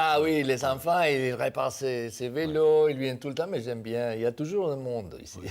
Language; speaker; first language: French; non-native, fluent; Spanish